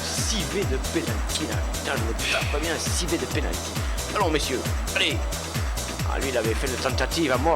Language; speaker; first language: French; native; French